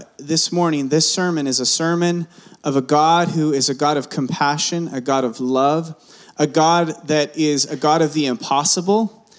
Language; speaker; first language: English; early bilingual, other home language; Spanish